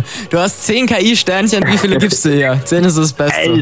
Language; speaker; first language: German; native; German